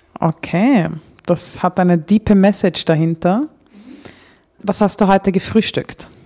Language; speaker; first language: German; early bilingual, other home language; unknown